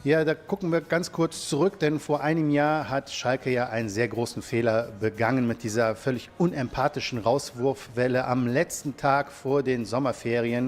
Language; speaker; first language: German; native; German